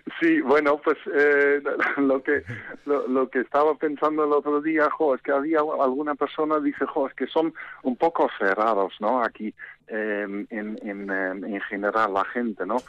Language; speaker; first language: Spanish; non-native, fluent; Dutch